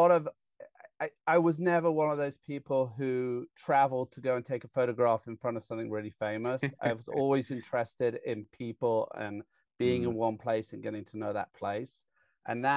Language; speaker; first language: English; native; English